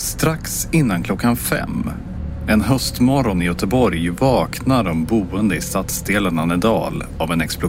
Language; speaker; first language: Swedish; native; Swedish